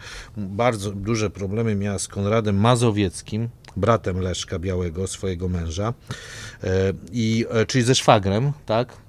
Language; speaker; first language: Polish; native; Polish